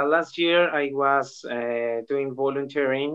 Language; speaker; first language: English; non-native, learner; Spanish